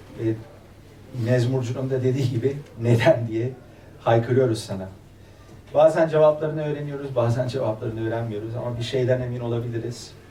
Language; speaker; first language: Turkish; early bilingual, other home language; German